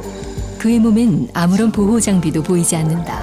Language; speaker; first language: Korean; native; Korean